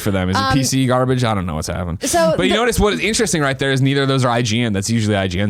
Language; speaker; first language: English; native; English